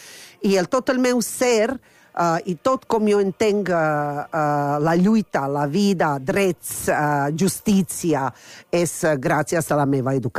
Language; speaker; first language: Catalan; non-native, fluent; Croatian